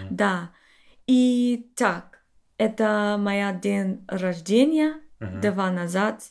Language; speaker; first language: Russian; non-native, learner; English